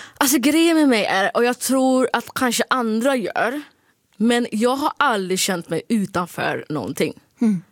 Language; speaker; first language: Swedish; early bilingual, other home language; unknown